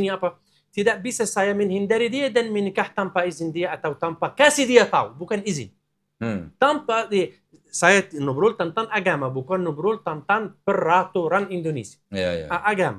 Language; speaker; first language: Indonesian; non-native, learner; Arabic